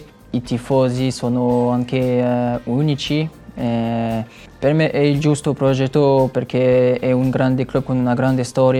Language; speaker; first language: Italian; non-native, learner; French